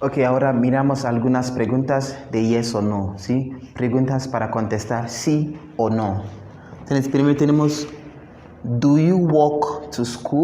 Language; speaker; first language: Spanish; non-native, fluent; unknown